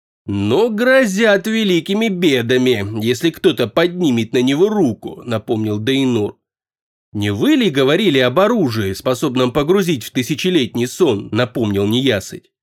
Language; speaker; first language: Russian; native; Russian